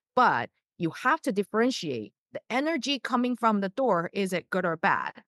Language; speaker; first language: English; non-native, fluent; Chinese